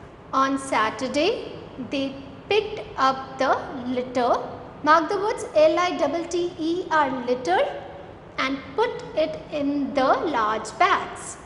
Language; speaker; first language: English; non-native, local second language; Hindi